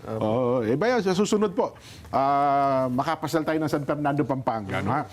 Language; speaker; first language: Filipino; native; Filipino